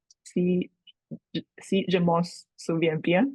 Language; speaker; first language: French; non-native, fluent; Chinese